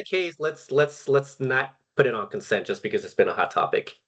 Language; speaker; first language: English; native; English